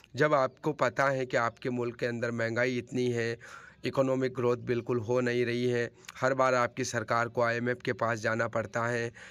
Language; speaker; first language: Hindi; native; Hindi